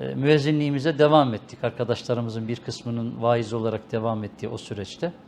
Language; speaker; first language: Turkish; native; Turkish